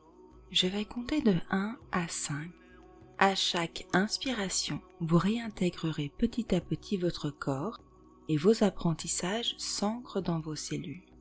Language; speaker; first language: French; native; French